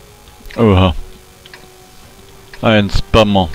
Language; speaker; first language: German; native; German